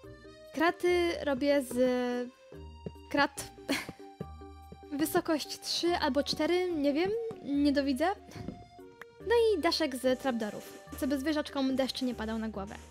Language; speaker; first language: Polish; native; Polish